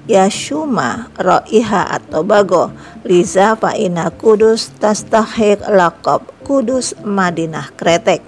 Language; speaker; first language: Arabic; non-native, fluent; Indonesian